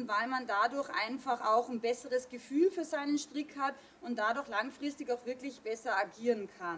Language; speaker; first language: German; native; German